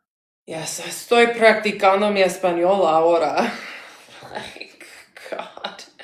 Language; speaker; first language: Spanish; non-native, learner; English